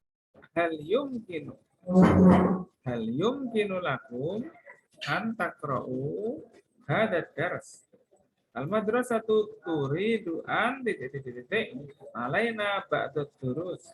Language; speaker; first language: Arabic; non-native, fluent; Indonesian